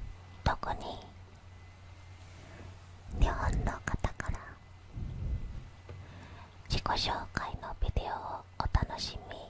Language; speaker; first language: Japanese; non-native, fluent; Indonesian